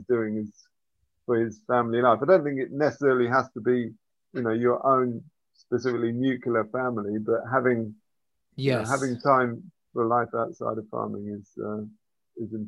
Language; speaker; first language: English; native; English